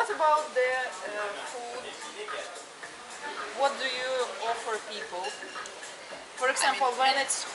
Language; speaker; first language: English; non-native, fluent; Russian